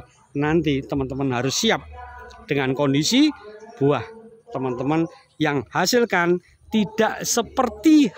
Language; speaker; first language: Indonesian; native; Indonesian